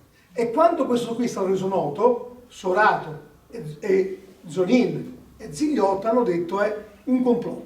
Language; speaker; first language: Italian; native; Italian